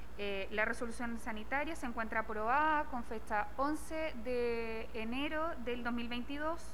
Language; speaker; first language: Spanish; native; Spanish